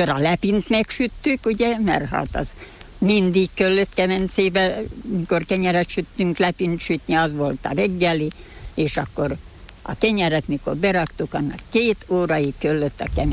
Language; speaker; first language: Hungarian; native; Hungarian